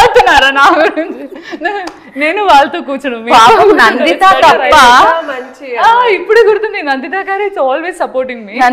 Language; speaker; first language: Telugu; non-native, learner; Malayalam